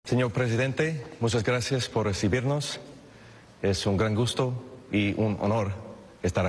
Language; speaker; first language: Spanish; non-native, fluent; English